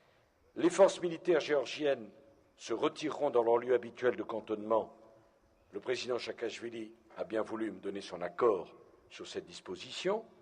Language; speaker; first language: French; native; French